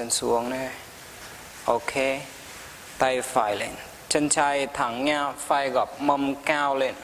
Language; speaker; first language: Vietnamese; non-native, learner; Hindi